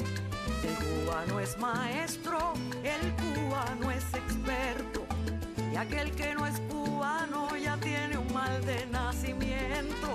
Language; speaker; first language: Spanish; native; Spanish